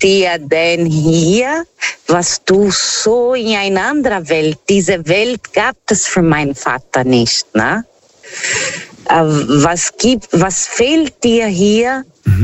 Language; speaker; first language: German; non-native, fluent; Portuguese